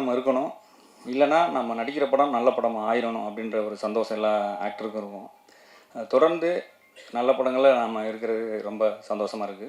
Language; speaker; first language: Tamil; native; Tamil